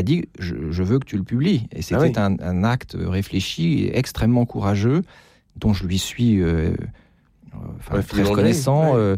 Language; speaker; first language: French; native; French